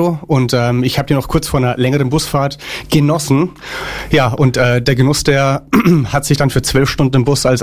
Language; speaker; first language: German; native; German